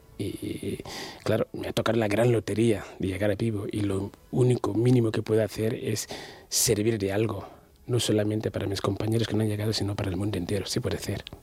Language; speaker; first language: Spanish; non-native, fluent; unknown